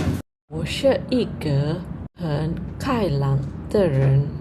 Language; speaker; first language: Chinese; non-native, fluent; Indonesian